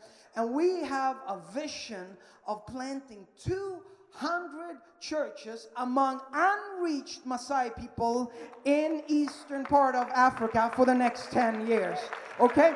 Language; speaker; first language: English; non-native, fluent; Swedish